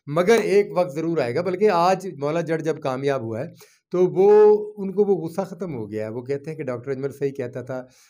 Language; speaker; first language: Urdu; non-native, local second language; Punjabi